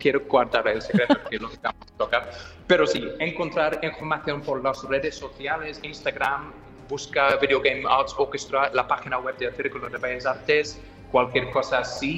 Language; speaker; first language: Spanish; non-native, fluent; English